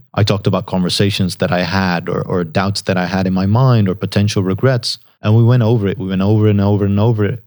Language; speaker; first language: English; non-native, fluent; Dutch